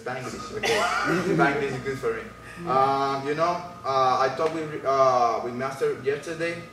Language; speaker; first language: English; non-native, learner; Spanish